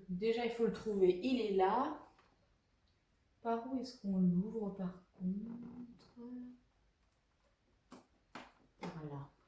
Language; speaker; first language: French; native; French